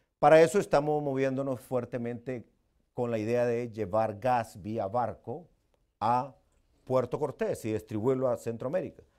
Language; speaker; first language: Spanish; native; Spanish